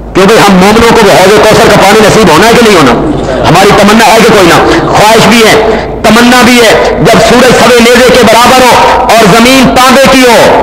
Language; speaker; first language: Urdu; non-native, local second language; Punjabi